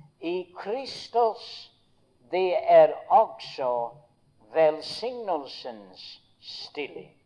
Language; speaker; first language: Norwegian; early bilingual, heritage; Norwegian